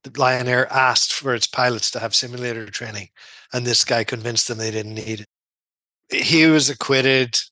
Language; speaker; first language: English; native; English